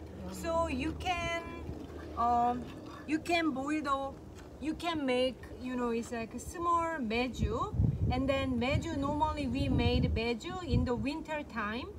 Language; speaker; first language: English; non-native, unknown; Korean